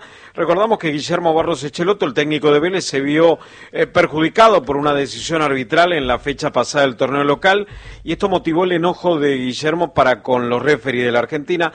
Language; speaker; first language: Spanish; native; Spanish